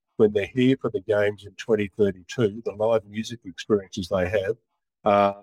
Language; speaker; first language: English; native; English